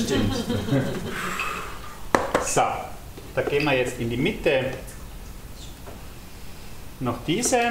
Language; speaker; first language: German; native; German